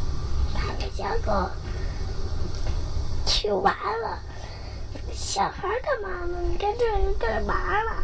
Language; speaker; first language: Chinese; native; Chinese